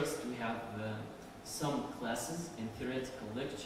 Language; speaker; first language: English; non-native, learner; Arabic